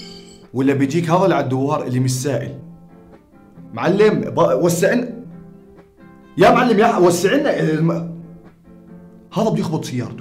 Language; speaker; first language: Arabic; native; Arabic